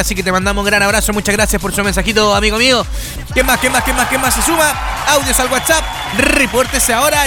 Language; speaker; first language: Spanish; native; Spanish